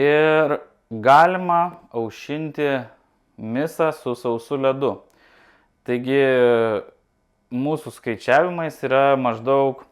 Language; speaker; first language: Lithuanian; native; Lithuanian